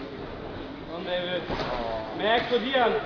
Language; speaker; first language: German; native; German